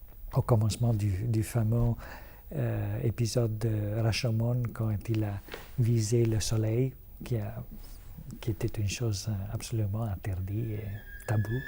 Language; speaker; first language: French; non-native, fluent; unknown